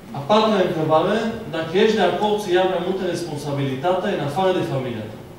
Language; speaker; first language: Romanian; non-native, fluent; Hebrew